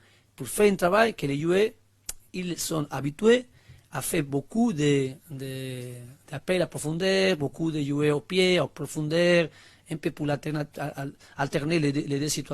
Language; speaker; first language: French; non-native, learner; Spanish